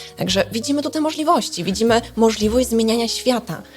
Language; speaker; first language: Polish; native; Polish